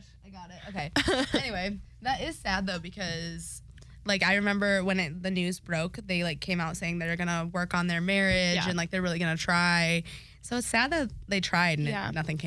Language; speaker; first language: English; native; English